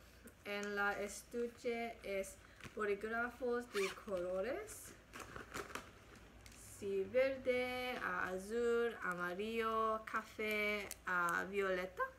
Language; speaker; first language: Spanish; non-native, learner; English